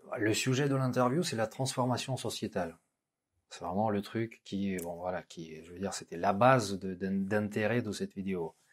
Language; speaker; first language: French; non-native, fluent; Russian